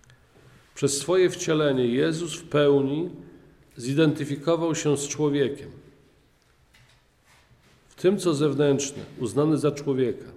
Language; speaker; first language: Polish; native; Polish